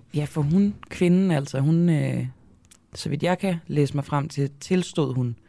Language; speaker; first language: Danish; native; Danish